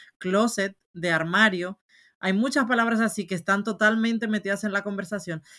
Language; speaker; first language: Spanish; native; Spanish